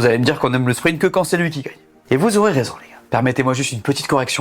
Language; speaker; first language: French; native; French